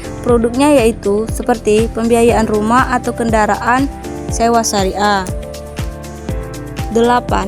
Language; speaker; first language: Indonesian; native; Indonesian